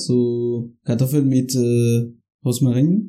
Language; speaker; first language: German; non-native, learner; Spanish